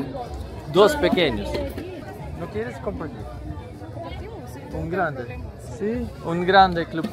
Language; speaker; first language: Spanish; non-native, learner; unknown